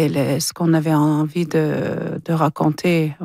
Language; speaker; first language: French; non-native, local second language; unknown